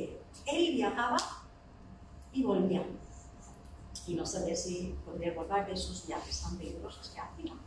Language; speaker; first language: Spanish; non-native, fluent; Turkish